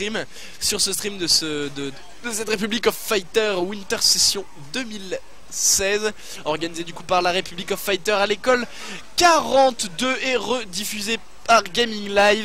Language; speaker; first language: French; native; French